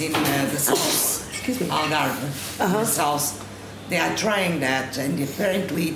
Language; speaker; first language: English; non-native, fluent; Portuguese